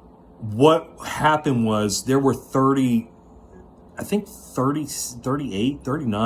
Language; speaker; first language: English; native; English